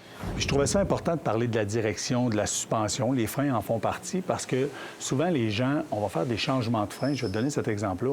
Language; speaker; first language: French; native; French